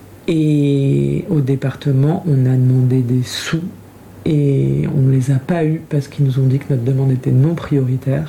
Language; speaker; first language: French; native; French